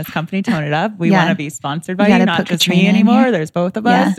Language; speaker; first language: English; native; English